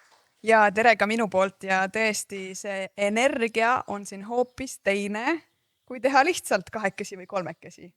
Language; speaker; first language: Estonian; native; Estonian